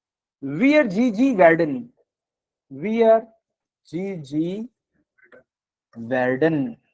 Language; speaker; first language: German; non-native, learner; Hindi